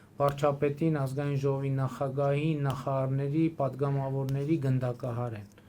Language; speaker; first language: Armenian; native; Armenian